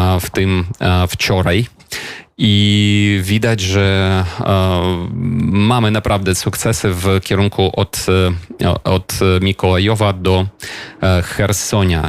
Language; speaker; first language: Polish; non-native, fluent; Ukrainian